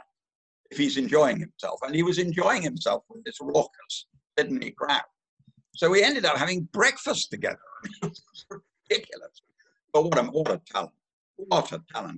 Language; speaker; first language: English; native; English